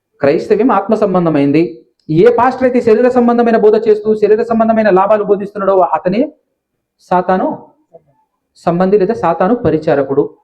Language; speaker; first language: Telugu; non-native, local second language; Lambadi